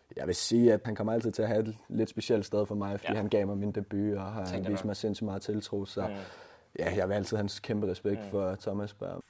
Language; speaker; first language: Danish; native; Danish